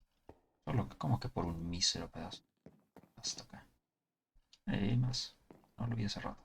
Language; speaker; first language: Spanish; early bilingual, heritage; Spanish